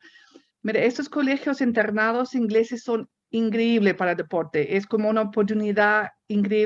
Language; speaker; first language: Spanish; non-native, fluent; English